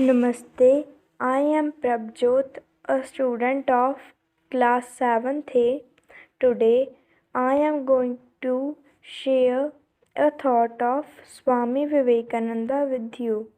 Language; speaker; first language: English; non-native, local second language; Hindi